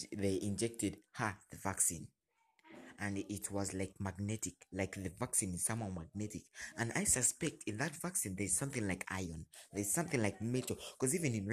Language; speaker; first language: English; non-native, local second language; Ganda